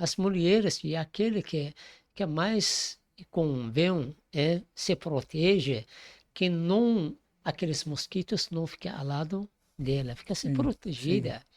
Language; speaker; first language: Portuguese; non-native, fluent; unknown